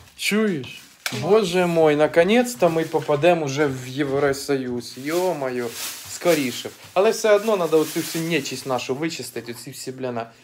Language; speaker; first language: Ukrainian; non-native, local second language; Russian